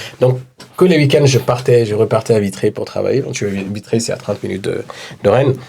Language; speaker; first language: French; non-native, local second language; Wolof